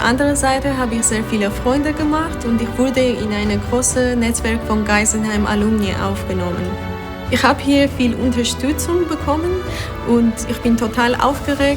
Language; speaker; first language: German; non-native, fluent; Armenian